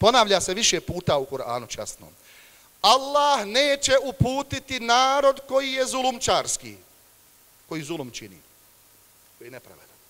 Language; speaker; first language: Serbian; native; Serbian